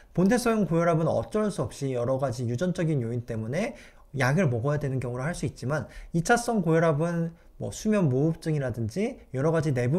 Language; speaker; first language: Korean; native; Korean